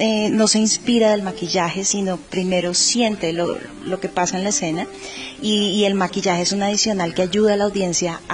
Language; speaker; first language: Spanish; native; Spanish